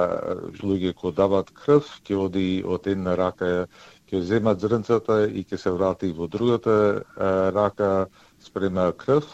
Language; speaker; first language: Macedonian; early bilingual, heritage; Macedonian